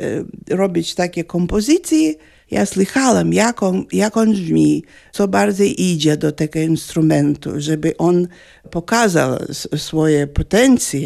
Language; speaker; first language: Polish; non-native, learner; Lithuanian